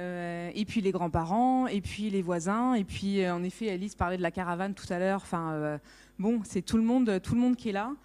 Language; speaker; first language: French; native; French